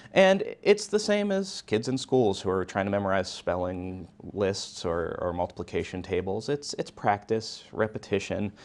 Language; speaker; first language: English; native; English